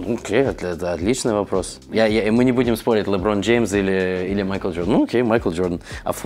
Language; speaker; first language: Russian; early bilingual, heritage; Russian